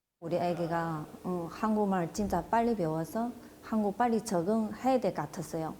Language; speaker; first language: Korean; non-native, fluent; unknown